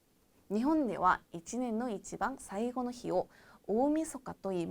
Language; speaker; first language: Japanese; non-native, fluent; Korean